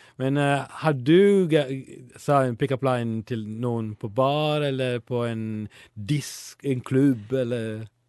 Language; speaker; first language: Swedish; non-native, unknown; Italian